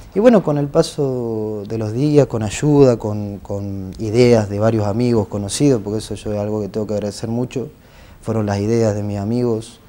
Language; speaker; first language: Spanish; native; Spanish